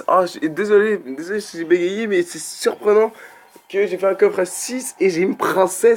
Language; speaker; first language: French; native; French